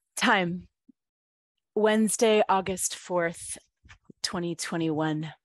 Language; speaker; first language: English; native; English